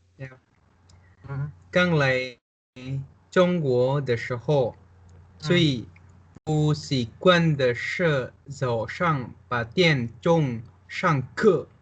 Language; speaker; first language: Chinese; non-native, learner; Indonesian